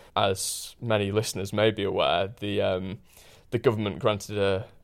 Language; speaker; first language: English; native; English